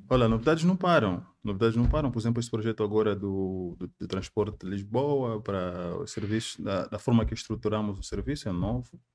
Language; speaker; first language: Portuguese; native; Portuguese